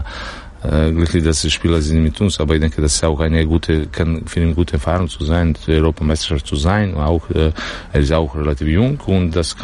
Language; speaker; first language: German; non-native, learner; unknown